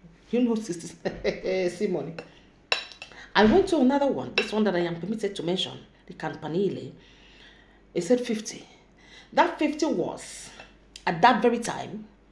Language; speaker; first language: English; non-native, local second language; Ibibio